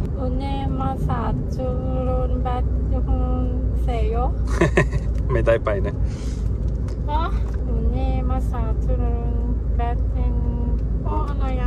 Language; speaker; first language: Korean; non-native, learner; Thai